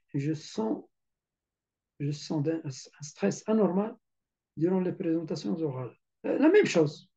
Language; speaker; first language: French; non-native, local second language; Arabic